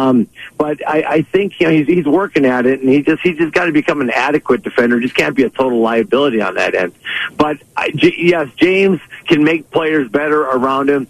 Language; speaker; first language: English; native; English